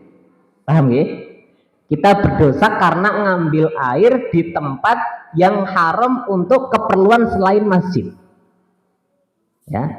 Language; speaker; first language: Indonesian; native; Indonesian